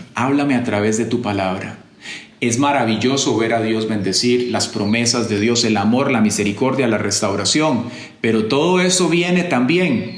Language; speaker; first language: Spanish; native; Spanish